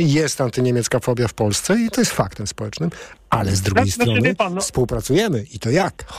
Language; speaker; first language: Polish; native; Polish